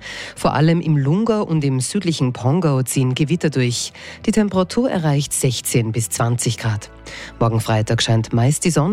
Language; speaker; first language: German; native; German